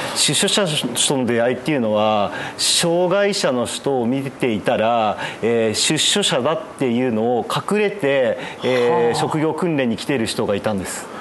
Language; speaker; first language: Japanese; native; Japanese